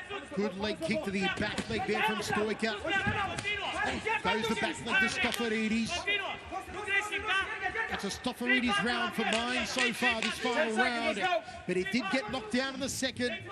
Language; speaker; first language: English; native; English